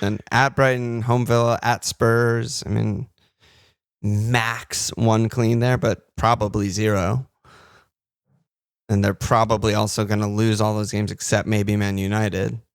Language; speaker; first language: English; native; English